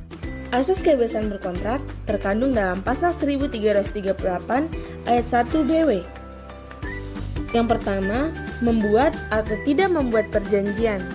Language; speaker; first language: Indonesian; native; Indonesian